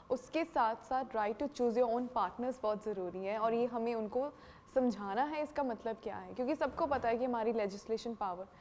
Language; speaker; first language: Hindi; non-native, local second language; Punjabi